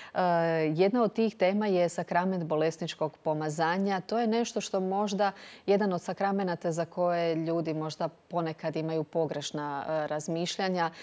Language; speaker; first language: Croatian; native; Croatian